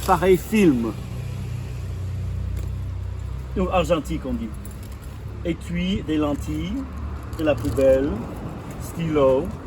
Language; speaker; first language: French; non-native, fluent; English